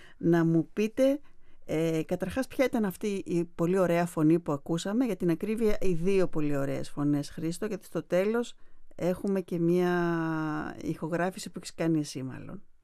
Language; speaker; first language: Greek; native; Greek